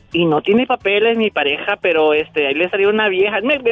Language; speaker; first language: Spanish; native; Spanish